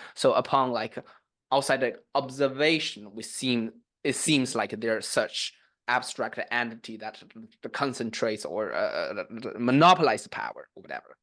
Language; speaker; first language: English; non-native, fluent; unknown